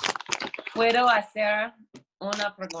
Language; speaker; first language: Spanish; non-native, learner; English